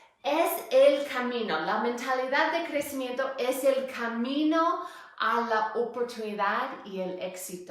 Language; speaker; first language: Spanish; non-native, fluent; English